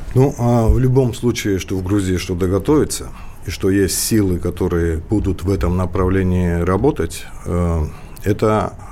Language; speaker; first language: Russian; non-native, local second language; Georgian